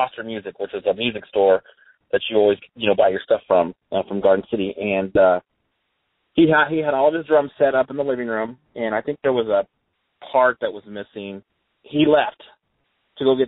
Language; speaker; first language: English; native; English